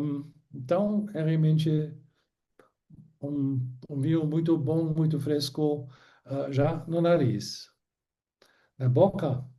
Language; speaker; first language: Portuguese; non-native, fluent; German